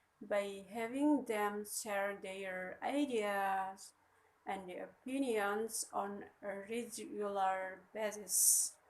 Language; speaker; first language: English; non-native, learner; Indonesian